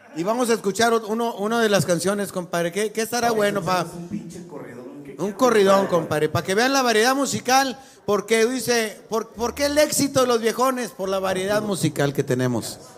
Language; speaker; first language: Spanish; native; Spanish